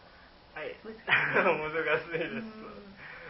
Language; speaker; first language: Japanese; non-native, learner; Indonesian